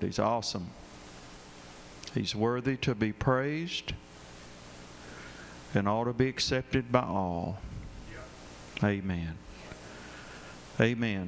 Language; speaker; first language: English; native; English